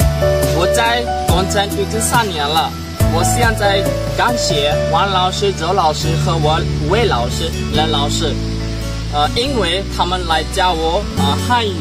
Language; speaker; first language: Chinese; non-native, learner; Bangla